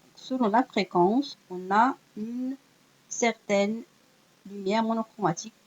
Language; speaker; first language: French; non-native, local second language; Arabic